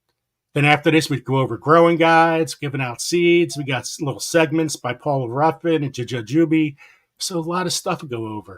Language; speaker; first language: English; native; English